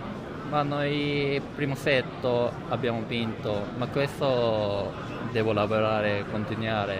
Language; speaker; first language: Italian; non-native, learner; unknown